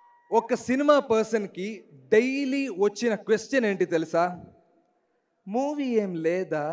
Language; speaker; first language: Telugu; non-native, learner; Malayalam